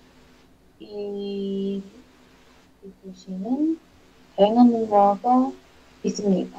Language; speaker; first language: Korean; non-native, learner; Indonesian